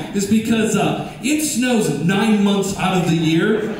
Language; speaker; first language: English; native; English